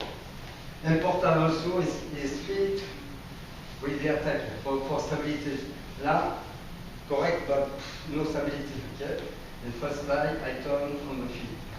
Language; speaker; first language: English; non-native, learner; French